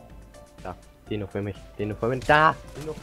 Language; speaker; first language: German; native; German